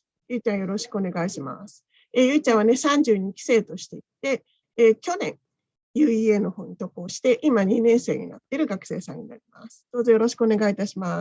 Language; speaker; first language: Japanese; native; Japanese